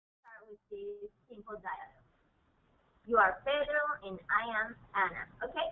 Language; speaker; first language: English; non-native, fluent; Spanish